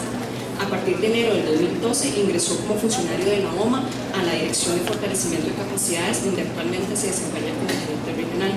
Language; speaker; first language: Spanish; native; Spanish